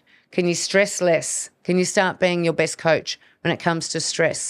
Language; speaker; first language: English; native; English